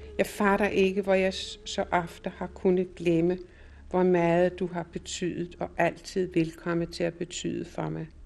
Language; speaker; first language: Danish; native; Danish